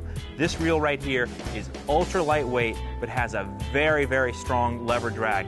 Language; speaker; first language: English; native; English